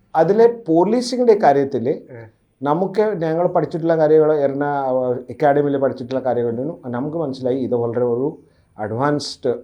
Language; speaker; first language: Malayalam; non-native, local second language; Odia